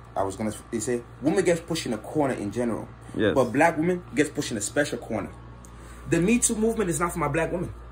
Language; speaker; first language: English; non-native, local second language; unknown